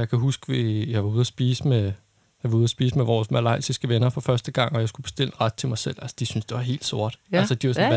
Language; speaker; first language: Danish; native; Danish